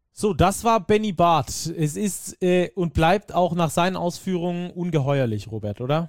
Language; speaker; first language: German; native; German